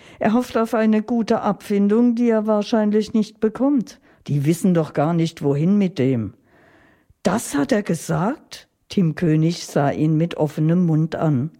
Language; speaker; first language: German; native; German